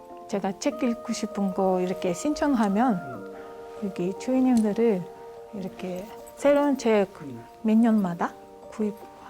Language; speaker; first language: Korean; non-native, learner; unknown